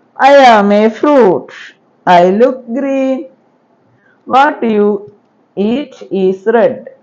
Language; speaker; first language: English; non-native, local second language; Malayalam